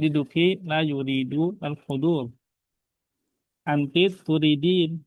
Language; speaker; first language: Arabic; non-native, fluent; Indonesian